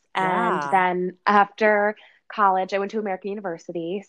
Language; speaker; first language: English; native; English